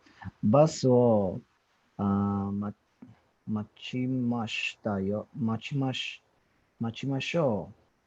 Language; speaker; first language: Japanese; non-native, learner; English